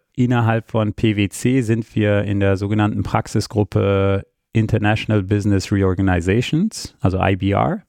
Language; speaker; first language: German; early bilingual, other home language; Armenian